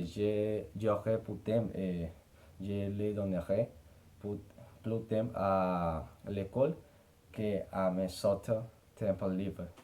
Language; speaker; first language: French; non-native, learner; Spanish